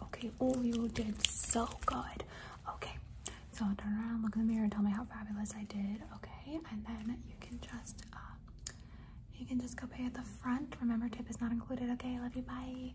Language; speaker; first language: English; native; English